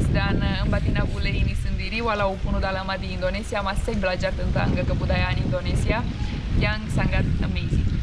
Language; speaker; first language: Indonesian; non-native, fluent; Romanian